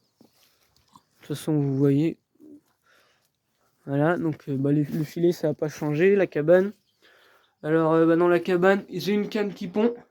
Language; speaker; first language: French; native; French